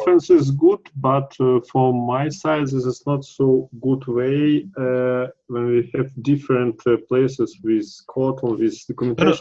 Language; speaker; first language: English; non-native, learner; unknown